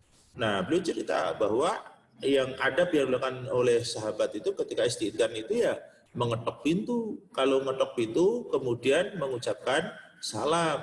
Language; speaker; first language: Indonesian; non-native, local second language; Javanese